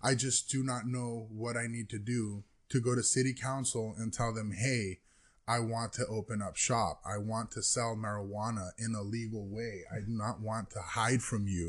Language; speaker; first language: English; early bilingual, other home language; Spanish